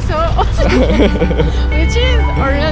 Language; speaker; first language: English; non-native, fluent; Spanish